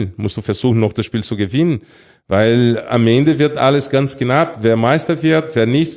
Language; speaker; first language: German; non-native, fluent; Portuguese